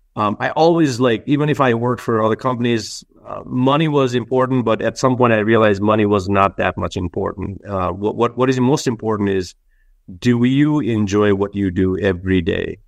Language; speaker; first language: English; non-native, local second language; Nepali